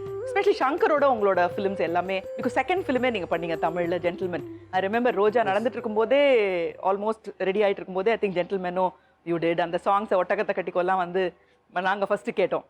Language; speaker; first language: Tamil; native; Tamil